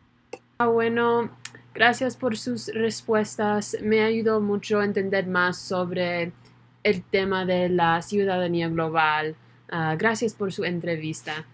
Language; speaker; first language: Spanish; non-native, learner; English